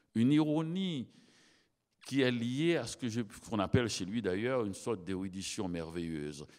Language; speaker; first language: French; native; French